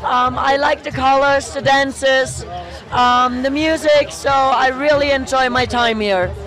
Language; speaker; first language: English; non-native, fluent; German